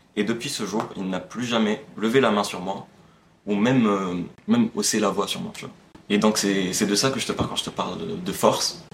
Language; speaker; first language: French; non-native, local second language; Arabic